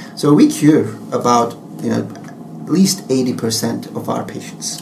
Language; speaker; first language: English; non-native, fluent; Turkish